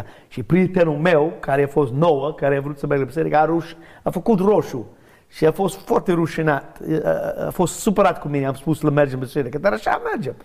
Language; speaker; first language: Romanian; non-native, learner; English